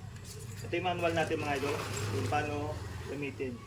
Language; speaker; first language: Filipino; native; Filipino